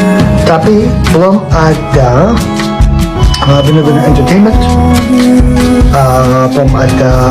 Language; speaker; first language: Indonesian; non-native, learner; English